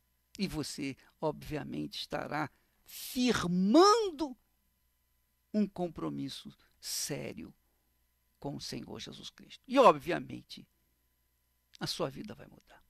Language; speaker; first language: Portuguese; native; Portuguese